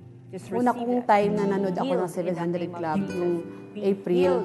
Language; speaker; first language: Filipino; native; Filipino